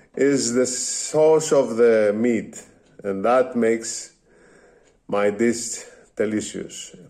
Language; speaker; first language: English; non-native, learner; Greek